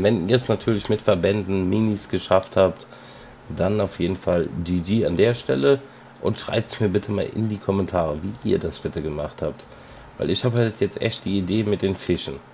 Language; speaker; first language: German; native; German